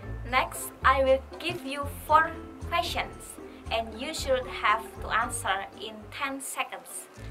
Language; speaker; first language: English; non-native, fluent; Indonesian